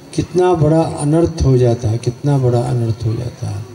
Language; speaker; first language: Hindi; non-native, local second language; Gujarati